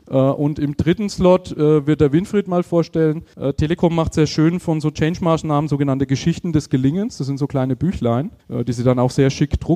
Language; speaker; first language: German; native; German